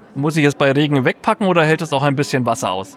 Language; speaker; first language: German; native; German